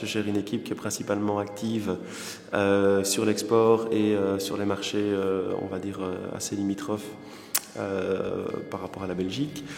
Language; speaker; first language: French; native; French